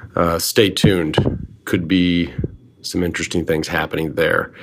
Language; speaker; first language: English; native; English